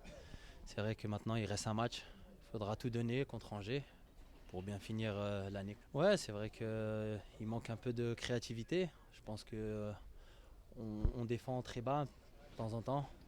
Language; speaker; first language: French; native; French